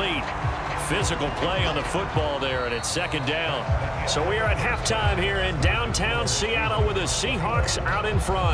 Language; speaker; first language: English; native; English